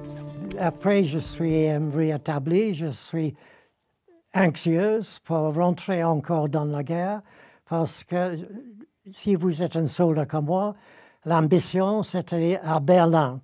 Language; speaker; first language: French; non-native, fluent; English